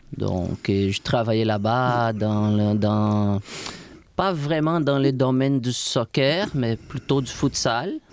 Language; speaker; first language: French; non-native, fluent; Portuguese